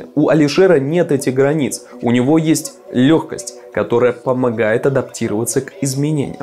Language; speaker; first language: Russian; native; Russian